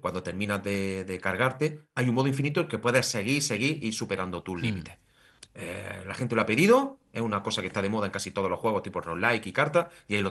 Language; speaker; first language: Spanish; native; Spanish